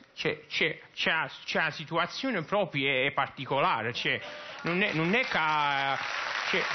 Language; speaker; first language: Italian; native; Italian